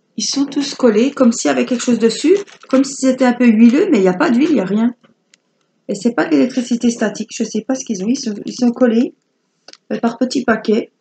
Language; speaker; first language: French; native; French